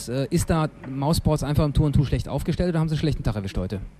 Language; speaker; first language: German; native; German